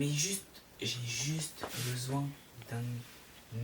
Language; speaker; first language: French; native; French